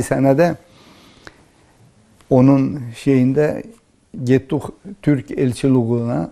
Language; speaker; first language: Turkish; early bilingual, heritage; Turkish